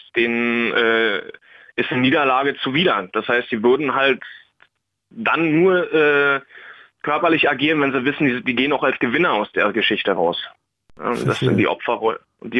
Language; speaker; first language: German; native; German